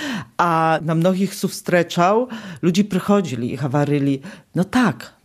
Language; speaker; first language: Polish; non-native, local second language; Belarusian